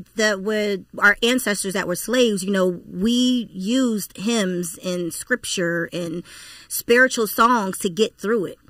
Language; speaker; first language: English; native; English